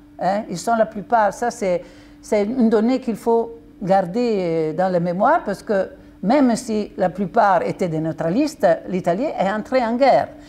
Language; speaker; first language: French; non-native, fluent; Italian